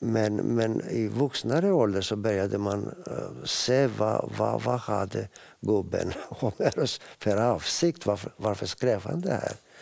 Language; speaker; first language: Swedish; non-native, fluent; Greek